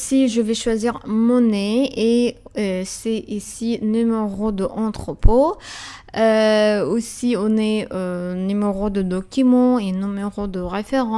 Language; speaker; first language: French; non-native, fluent; Arabic